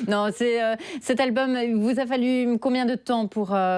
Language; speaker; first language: French; native; French